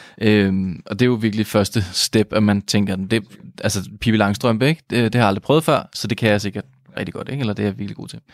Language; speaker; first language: Danish; native; Danish